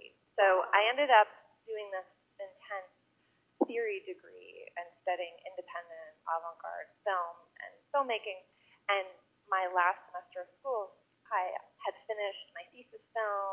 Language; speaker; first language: English; native; English